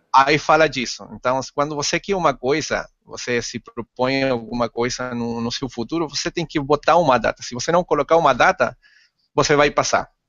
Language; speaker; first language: Portuguese; non-native, fluent; Spanish